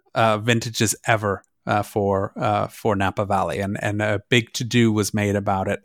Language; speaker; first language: English; non-native, fluent; German